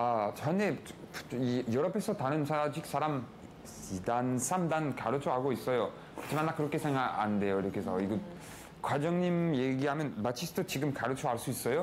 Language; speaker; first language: Korean; non-native, learner; French